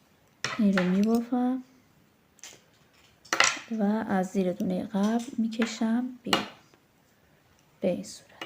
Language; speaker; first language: Persian; native; Persian